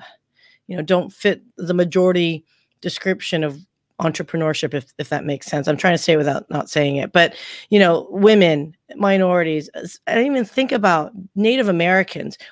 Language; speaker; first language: English; early bilingual, other home language; Thai